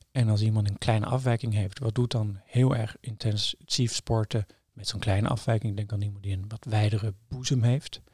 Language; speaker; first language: Dutch; non-native, fluent; Norwegian